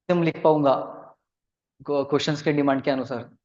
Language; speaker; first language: Hindi; non-native, local second language; Marathi